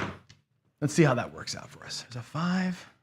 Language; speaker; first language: English; native; English